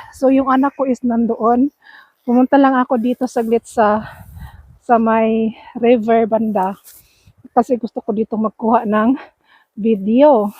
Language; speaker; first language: Filipino; non-native, local second language; Cebuano